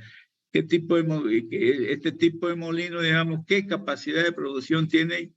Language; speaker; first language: Spanish; native; Spanish